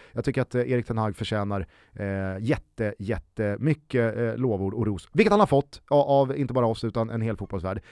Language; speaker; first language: Swedish; native; Swedish